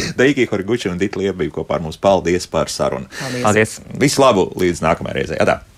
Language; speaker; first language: Latvian; non-native, fluent; Japanese